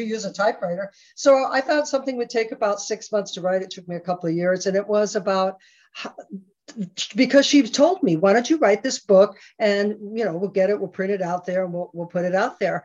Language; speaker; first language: English; native; English